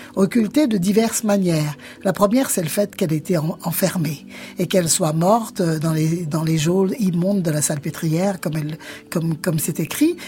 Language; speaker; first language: French; native; French